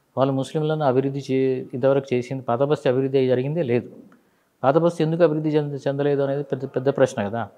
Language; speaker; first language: Telugu; non-native, local second language; Urdu